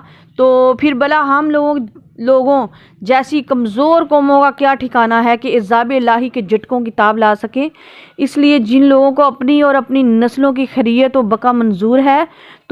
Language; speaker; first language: Urdu; native; Urdu